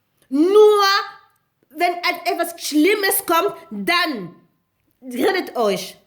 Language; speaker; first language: German; non-native, learner; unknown